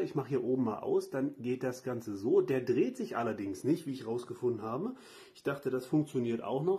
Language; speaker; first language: German; native; German